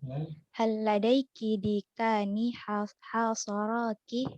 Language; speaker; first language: Arabic; non-native, learner; Indonesian